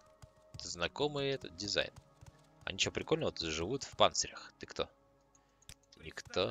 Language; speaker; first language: Russian; native; Russian